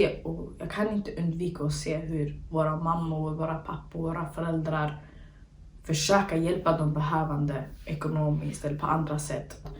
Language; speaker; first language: Swedish; early bilingual, other home language; Somali